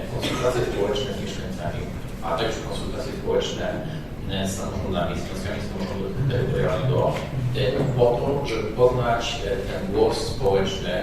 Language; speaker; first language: Polish; native; Polish